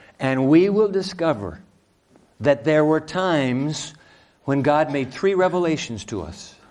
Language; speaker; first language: English; early bilingual, other home language; Japanese